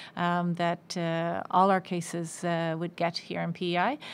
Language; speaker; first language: English; native; English